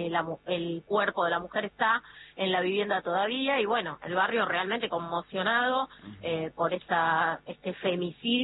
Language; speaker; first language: Spanish; native; Spanish